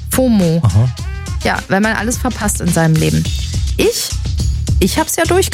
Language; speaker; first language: German; native; German